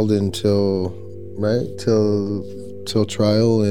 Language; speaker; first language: English; native; English